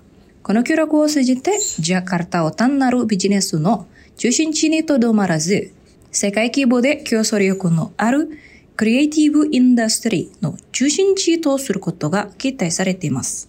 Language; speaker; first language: Japanese; non-native, fluent; Indonesian